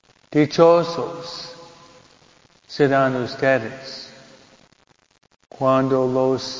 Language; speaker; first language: Spanish; non-native, fluent; English